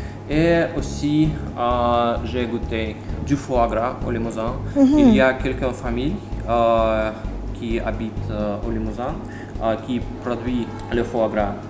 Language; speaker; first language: French; non-native, learner; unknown